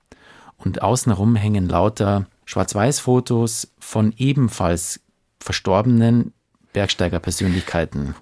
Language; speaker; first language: German; native; German